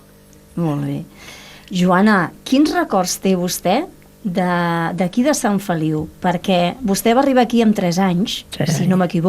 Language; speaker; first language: Catalan; native; Catalan